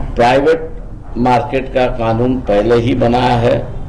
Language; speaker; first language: Hindi; non-native, local second language; Marathi